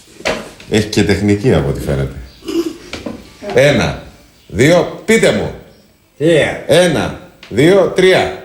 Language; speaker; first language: Greek; native; Greek